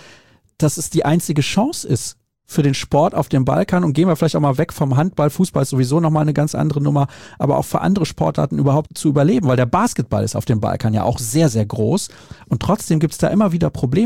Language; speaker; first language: German; native; German